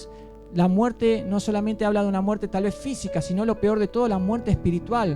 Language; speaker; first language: Spanish; native; Spanish